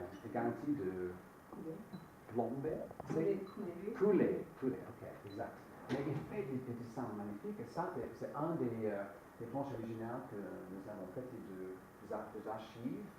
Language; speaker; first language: French; non-native, fluent; English